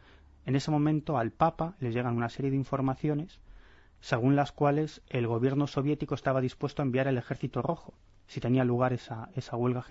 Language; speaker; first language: Spanish; native; Spanish